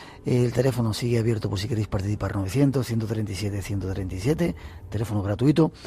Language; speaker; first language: Spanish; native; Spanish